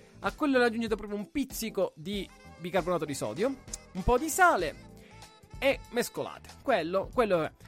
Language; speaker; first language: Italian; native; Italian